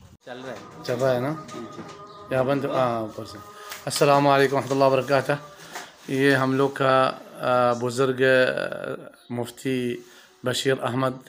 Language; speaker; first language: Hindi; non-native, learner; Arabic